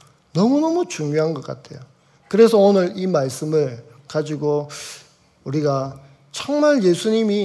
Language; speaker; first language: Korean; native; Korean